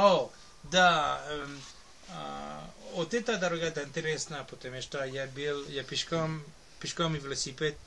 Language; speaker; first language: Russian; non-native, learner; English